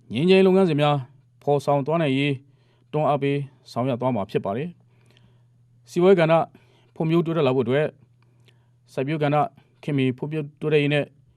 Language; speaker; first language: Burmese; non-native, local second language; Mon